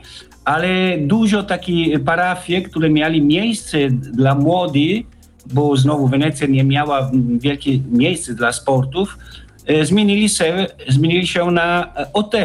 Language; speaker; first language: Polish; non-native, learner; Italian